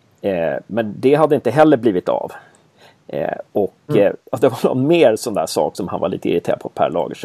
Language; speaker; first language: Swedish; native; Swedish